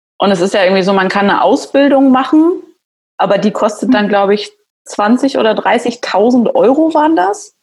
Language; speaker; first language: German; native; German